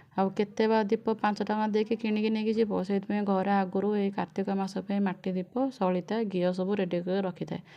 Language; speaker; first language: Odia; native; Odia